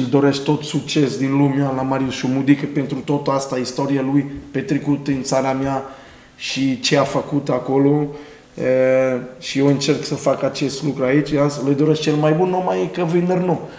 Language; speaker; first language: Romanian; non-native, learner; Portuguese